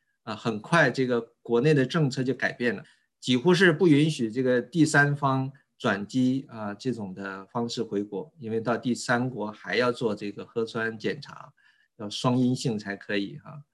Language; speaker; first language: Chinese; native; Chinese